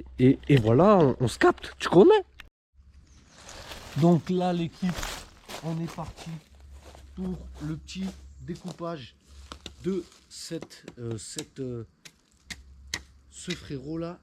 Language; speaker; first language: French; native; French